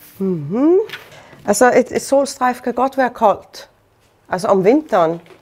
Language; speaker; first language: Danish; non-native, local second language; Faroese